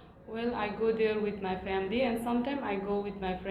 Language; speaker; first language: English; non-native, learner; Nepali